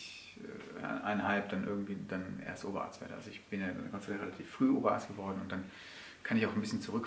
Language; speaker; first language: German; native; German